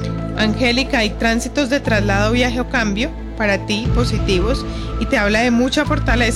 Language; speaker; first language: Spanish; native; Spanish